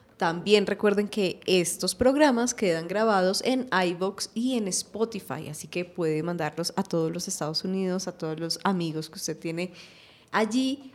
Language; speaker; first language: Spanish; native; Spanish